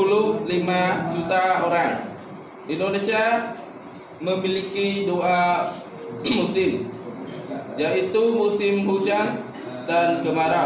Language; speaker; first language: Indonesian; non-native, learner; Khmer